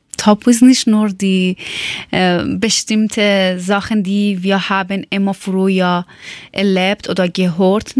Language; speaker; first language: German; non-native, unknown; Persian